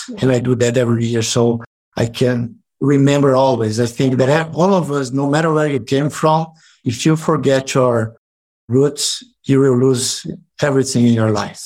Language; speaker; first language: English; non-native, fluent; Portuguese